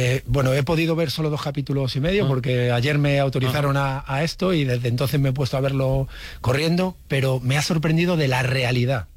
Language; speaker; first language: Spanish; native; Spanish